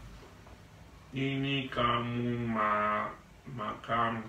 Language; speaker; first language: Indonesian; non-native, learner; Spanish